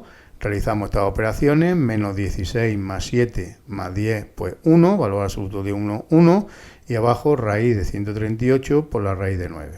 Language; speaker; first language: Spanish; native; Spanish